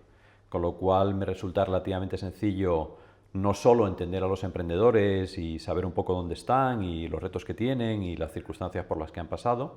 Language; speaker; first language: Spanish; native; Spanish